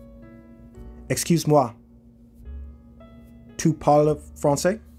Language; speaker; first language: French; non-native, learner; English